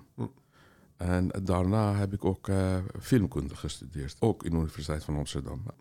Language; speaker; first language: Dutch; non-native, fluent; Persian